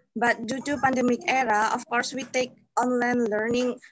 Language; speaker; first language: English; non-native, fluent; Indonesian